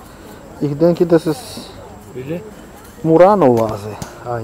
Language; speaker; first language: German; non-native, fluent; Russian